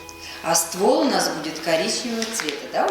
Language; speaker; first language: Russian; native; Russian